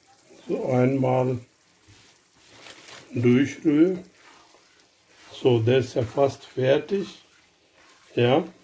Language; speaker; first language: German; non-native, learner; Urdu